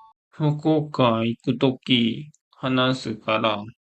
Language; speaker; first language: Japanese; non-native, learner; Korean